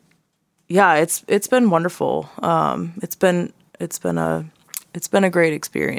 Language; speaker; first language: English; native; English